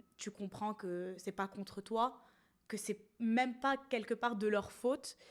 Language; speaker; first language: French; non-native, local second language; Arabic